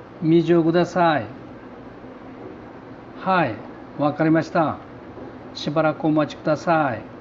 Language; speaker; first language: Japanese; non-native, learner; Korean